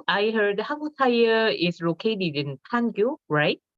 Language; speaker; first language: English; non-native, learner; Korean